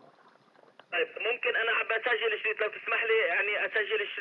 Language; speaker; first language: Arabic; native; Arabic